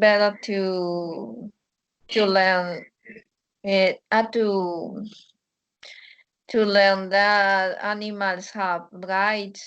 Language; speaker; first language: English; non-native, learner; Spanish